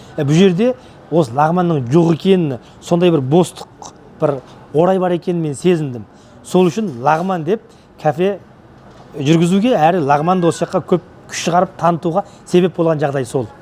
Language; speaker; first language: Kazakh; native; Kazakh